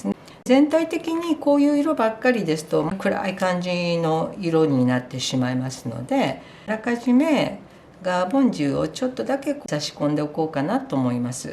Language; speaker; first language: Japanese; native; Japanese